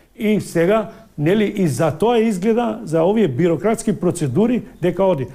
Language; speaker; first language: Macedonian; non-native, local second language; Albanian